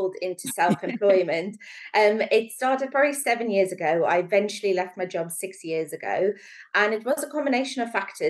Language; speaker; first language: English; native; English